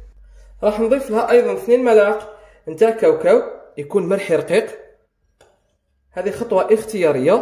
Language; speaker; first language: Arabic; native; Arabic